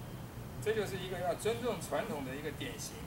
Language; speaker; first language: Chinese; native; Chinese